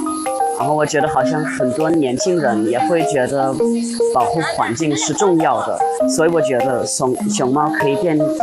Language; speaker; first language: Chinese; non-native, fluent; German